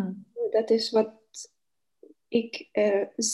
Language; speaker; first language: Dutch; non-native, learner; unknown